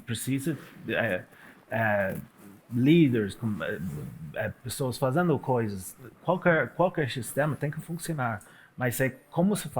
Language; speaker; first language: Portuguese; non-native, fluent; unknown